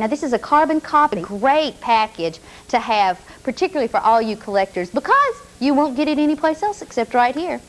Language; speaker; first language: English; native; English